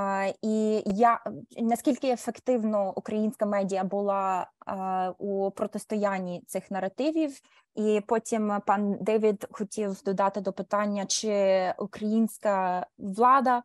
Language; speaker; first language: Ukrainian; early bilingual, heritage; Ukrainian